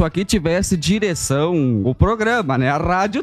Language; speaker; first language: Portuguese; native; Portuguese